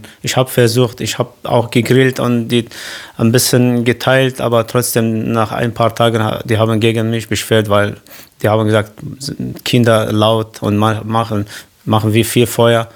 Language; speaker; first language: German; non-native, local second language; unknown